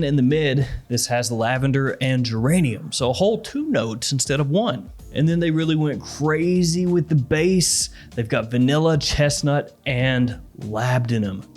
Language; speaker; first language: English; native; English